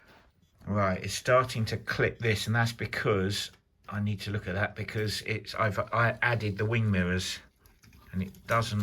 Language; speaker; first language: English; native; English